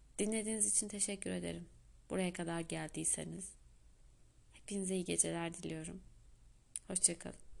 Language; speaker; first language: Turkish; native; Turkish